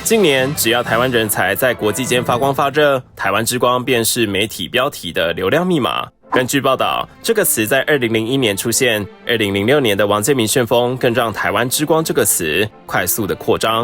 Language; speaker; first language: Chinese; native; Chinese